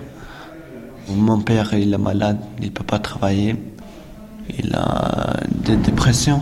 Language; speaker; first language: French; non-native, learner; Albanian